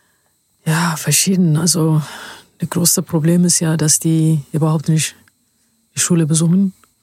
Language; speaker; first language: German; non-native, fluent; Amharic